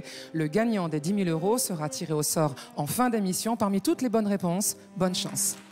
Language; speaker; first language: French; native; French